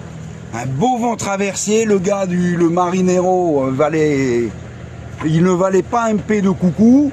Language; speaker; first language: French; native; French